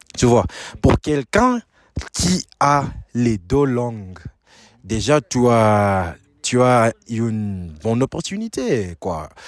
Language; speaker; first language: French; non-native, fluent; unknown